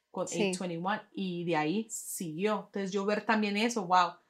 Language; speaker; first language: Spanish; early bilingual, heritage; Spanish